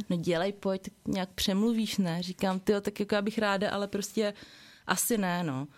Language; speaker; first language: Czech; early bilingual, other home language; Vietnamese